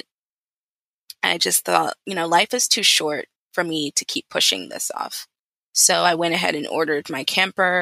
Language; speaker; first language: English; native; English